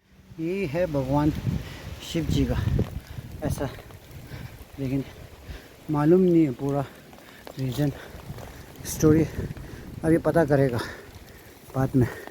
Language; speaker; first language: Hindi; non-native, local second language; Tibetan